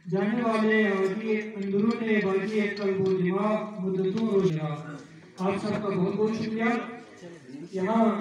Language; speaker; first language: Urdu; non-native, local second language; Balti